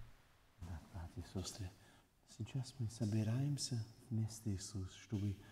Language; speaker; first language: Russian; non-native, fluent; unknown